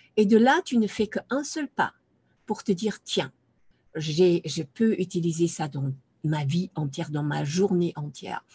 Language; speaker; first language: French; non-native, fluent; German